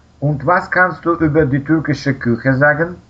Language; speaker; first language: German; non-native, learner; Russian